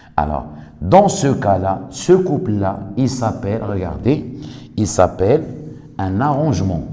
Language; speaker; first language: French; non-native, local second language; Arabic